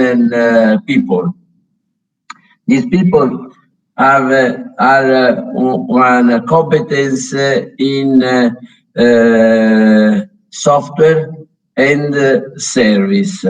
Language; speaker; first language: English; non-native, learner; Italian